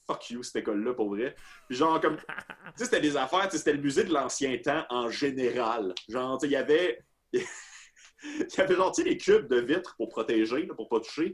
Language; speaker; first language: French; native; French